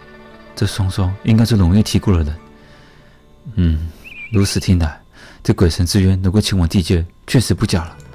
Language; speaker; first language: Chinese; native; Chinese